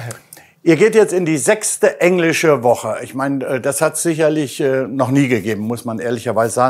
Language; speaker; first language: German; native; German